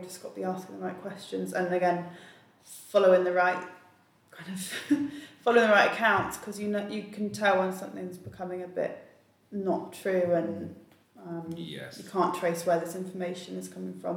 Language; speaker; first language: English; native; English